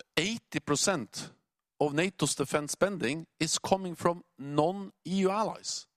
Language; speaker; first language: English; non-native, fluent; Norwegian